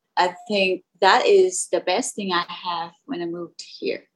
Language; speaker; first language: English; non-native, learner; Vietnamese